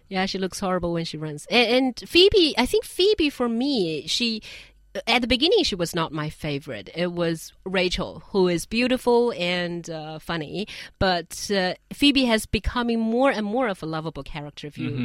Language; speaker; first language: English; non-native, fluent; Chinese